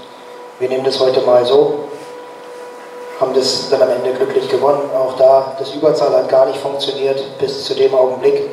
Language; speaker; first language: German; native; German